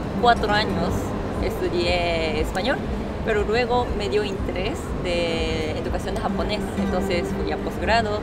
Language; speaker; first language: Spanish; non-native, fluent; Japanese